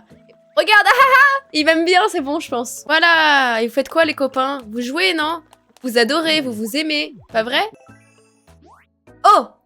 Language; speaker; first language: French; native; French